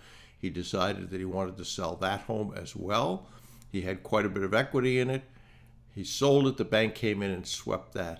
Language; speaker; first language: English; native; English